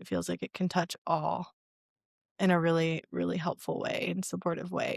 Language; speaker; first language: English; native; English